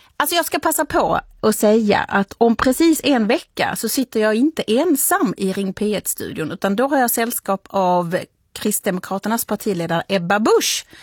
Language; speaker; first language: Swedish; native; Swedish